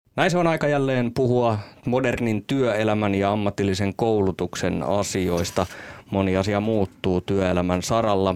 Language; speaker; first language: Finnish; native; Finnish